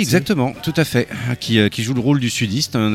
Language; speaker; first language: French; native; French